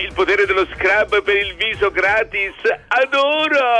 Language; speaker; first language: Italian; native; Italian